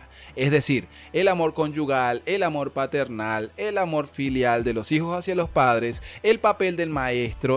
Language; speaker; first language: Spanish; native; Spanish